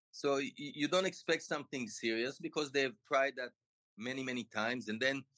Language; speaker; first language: English; non-native, fluent; Hebrew